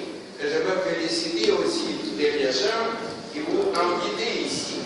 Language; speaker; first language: French; non-native, fluent; Russian